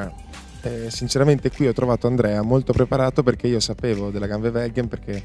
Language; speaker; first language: Italian; native; Italian